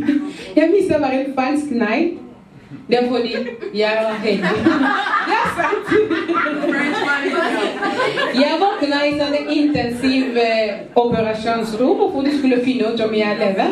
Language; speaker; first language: Norwegian; non-native, fluent; Lingala